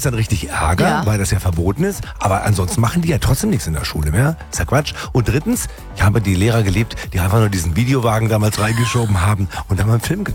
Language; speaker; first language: German; native; German